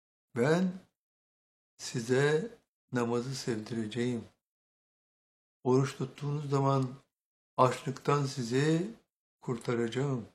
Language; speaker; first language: Turkish; native; Turkish